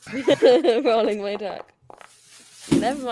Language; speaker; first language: English; native; English